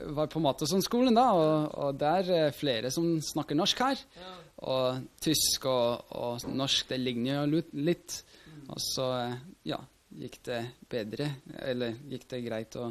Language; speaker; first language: Norwegian; non-native, fluent; Swiss German